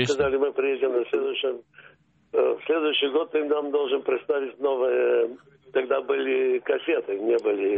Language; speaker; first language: Russian; early bilingual, heritage; Russian